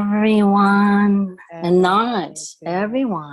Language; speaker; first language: English; native; English